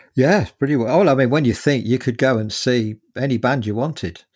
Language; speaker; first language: English; native; English